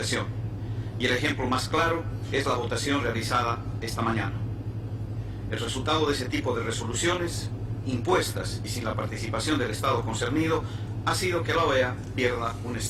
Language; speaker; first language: Spanish; native; Spanish